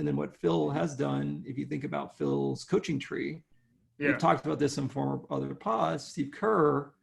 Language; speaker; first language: English; native; English